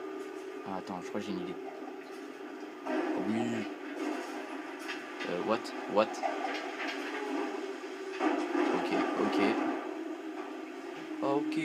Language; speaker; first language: French; native; French